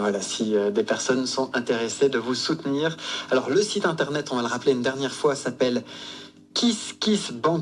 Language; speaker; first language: French; native; French